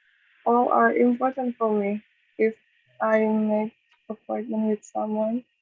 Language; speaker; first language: English; non-native, learner; Indonesian